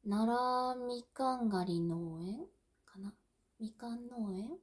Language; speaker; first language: Japanese; non-native, learner; English